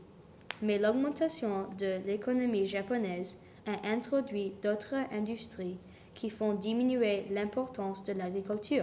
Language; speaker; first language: French; non-native, learner; English